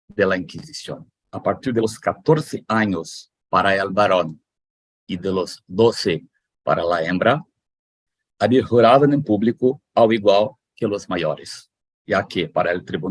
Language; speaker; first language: Spanish; non-native, fluent; Portuguese